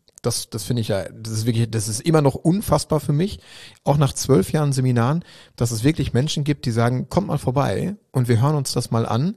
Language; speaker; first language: German; native; German